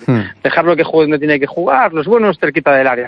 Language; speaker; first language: Spanish; native; Spanish